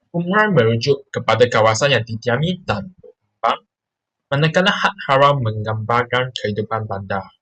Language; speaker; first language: Malay; non-native, local second language; Chinese